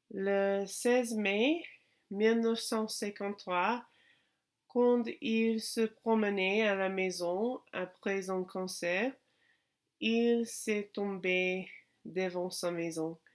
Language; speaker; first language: French; non-native, learner; English